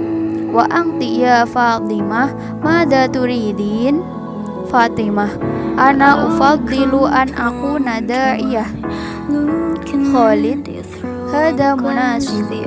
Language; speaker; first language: Arabic; non-native, learner; Indonesian